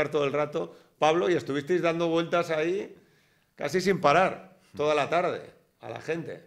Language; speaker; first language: Spanish; native; Spanish